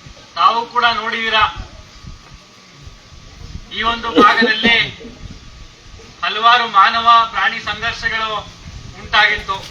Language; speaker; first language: Kannada; native; Kannada